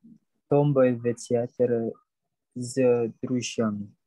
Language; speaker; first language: Russian; non-native, learner; Indonesian